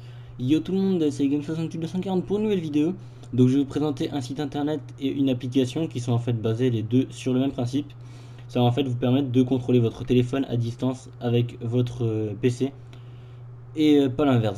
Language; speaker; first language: French; native; French